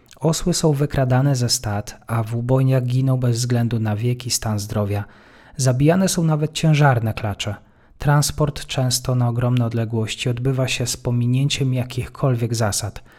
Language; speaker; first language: Polish; native; Polish